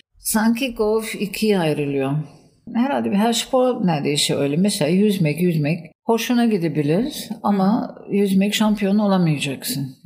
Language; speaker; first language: Turkish; non-native, fluent; German